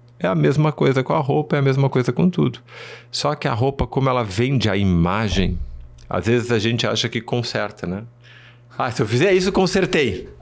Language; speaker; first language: Portuguese; early bilingual, other home language; Spanish